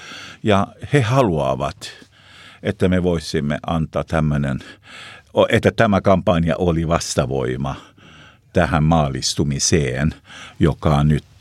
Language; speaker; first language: Finnish; non-native, local second language; Swedish